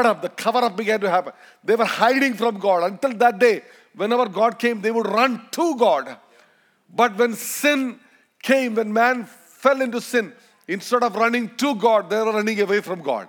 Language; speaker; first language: English; non-native, local second language; Malayalam